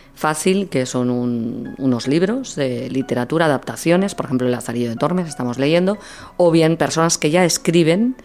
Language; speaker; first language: Spanish; native; Spanish